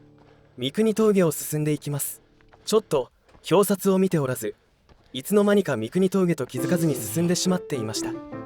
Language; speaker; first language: Japanese; native; Japanese